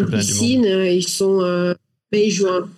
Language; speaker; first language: French; non-native, learner; Russian